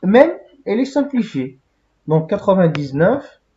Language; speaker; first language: French; non-native, local second language; Arabic